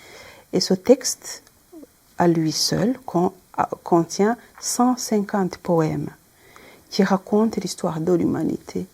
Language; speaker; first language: French; non-native, local second language; Kinyarwanda